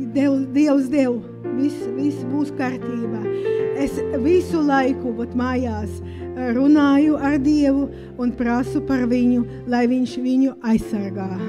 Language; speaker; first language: Latvian; non-native, local second language; Russian